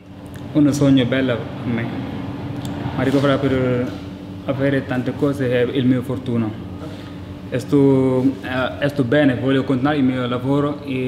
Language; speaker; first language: Italian; non-native, learner; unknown